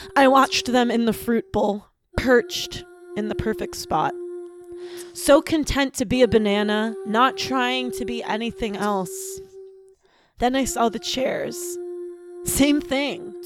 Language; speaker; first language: English; native; English